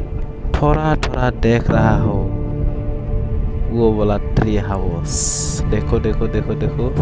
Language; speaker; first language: Hindi; non-native, local second language; Bodo